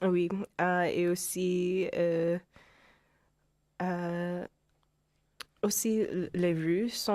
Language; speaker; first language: French; non-native, learner; English